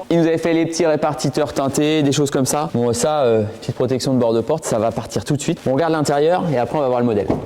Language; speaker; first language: French; native; French